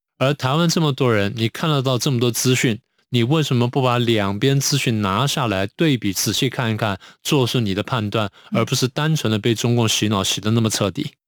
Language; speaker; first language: Chinese; native; Chinese